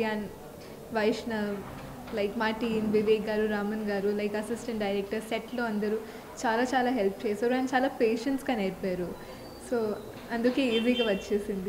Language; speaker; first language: Telugu; non-native, local second language; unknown